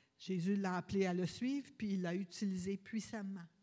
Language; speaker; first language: French; native; French